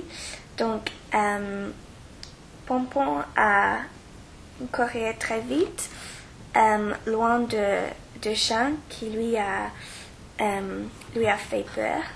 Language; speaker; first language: French; non-native, learner; English